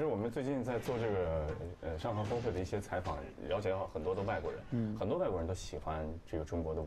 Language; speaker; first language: Chinese; native; Chinese